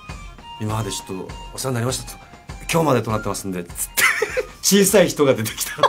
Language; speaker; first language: Japanese; native; Japanese